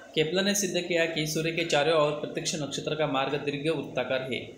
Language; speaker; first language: Hindi; non-native, local second language; Marathi